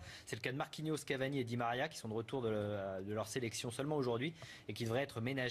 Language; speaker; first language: French; native; French